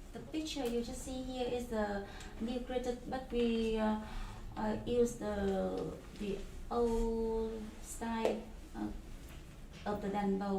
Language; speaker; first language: English; non-native, learner; Vietnamese